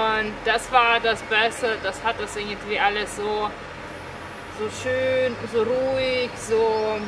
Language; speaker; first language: German; non-native, fluent; Russian